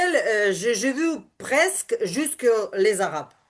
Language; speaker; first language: French; non-native, learner; Ukrainian